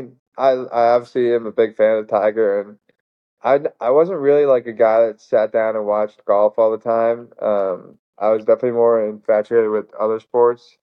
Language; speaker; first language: English; native; English